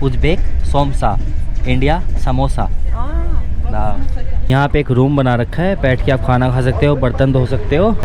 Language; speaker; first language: Hindi; native; Hindi